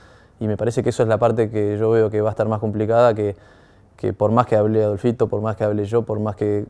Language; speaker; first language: Spanish; native; Spanish